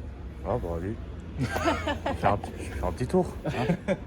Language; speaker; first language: French; native; French